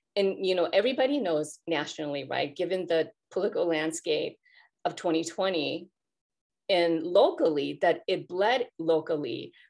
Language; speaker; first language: English; native; English